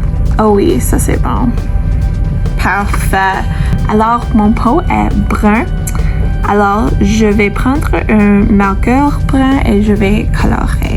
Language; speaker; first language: French; non-native, fluent; English